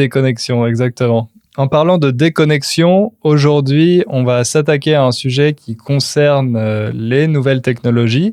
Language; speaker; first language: French; native; French